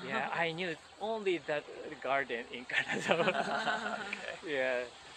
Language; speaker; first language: English; non-native, fluent; Japanese